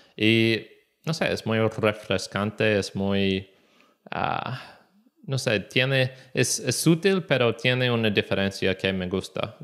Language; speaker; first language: Spanish; non-native, learner; English